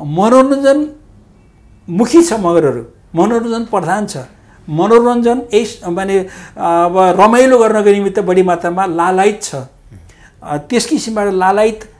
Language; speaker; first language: Nepali; non-native, local second language; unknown